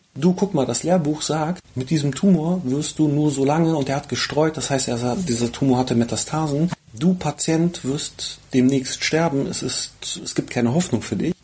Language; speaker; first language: German; early bilingual, other home language; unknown